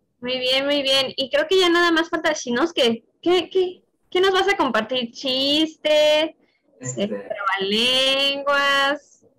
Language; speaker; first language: Spanish; native; Spanish